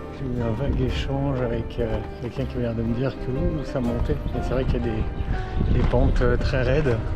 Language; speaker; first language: French; native; French